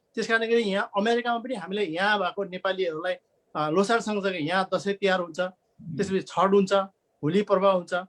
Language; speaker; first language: Nepali; non-native, local second language; Sherpa